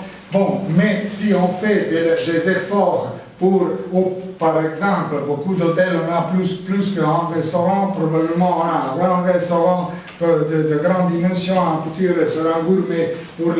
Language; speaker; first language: French; non-native, learner; Italian